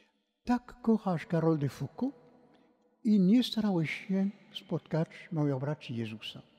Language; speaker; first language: Polish; non-native, fluent; French